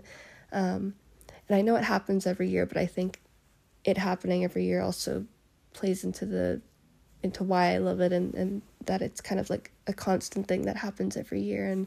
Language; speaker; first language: English; native; English